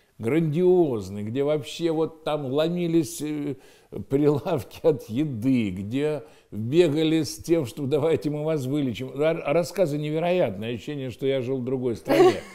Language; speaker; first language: Russian; native; Russian